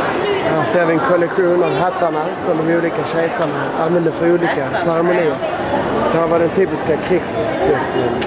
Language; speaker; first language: Swedish; native; Swedish